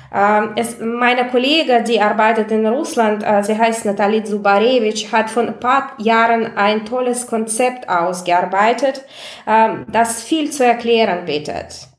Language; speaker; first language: German; non-native, fluent; Russian